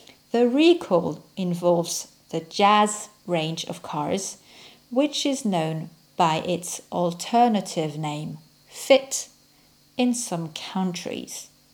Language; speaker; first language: English; non-native, fluent; French